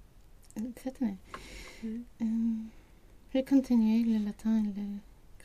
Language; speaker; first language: French; non-native, learner; Swedish